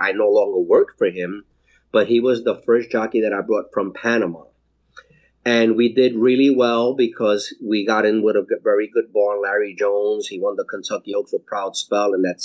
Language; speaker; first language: English; native; English